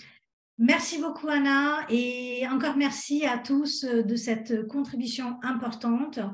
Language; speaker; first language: French; native; French